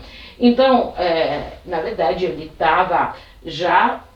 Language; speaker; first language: Portuguese; non-native, fluent; Italian